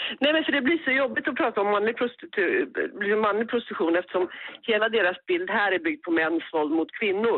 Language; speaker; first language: Swedish; native; Swedish